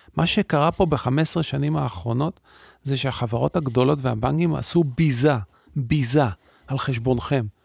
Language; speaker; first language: Hebrew; native; Hebrew